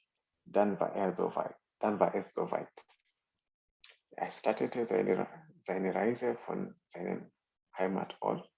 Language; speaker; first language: German; non-native, fluent; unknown